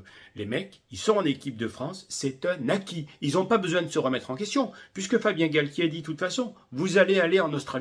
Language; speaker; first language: French; native; French